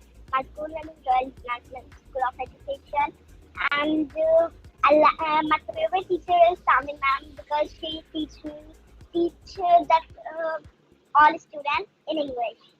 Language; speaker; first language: English; non-native, learner; Hindi